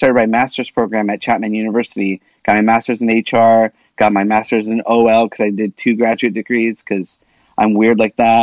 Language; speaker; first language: English; early bilingual, other home language; Spanish